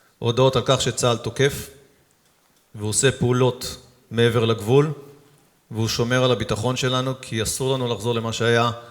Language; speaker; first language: Hebrew; native; Hebrew